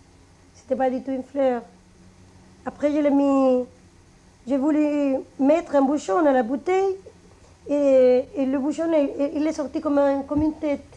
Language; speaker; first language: French; non-native, fluent; Spanish